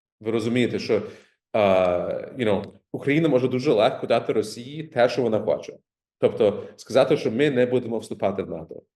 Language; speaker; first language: Ukrainian; early bilingual, heritage; Ukrainian